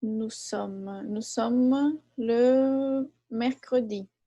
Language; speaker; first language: French; non-native, fluent; Portuguese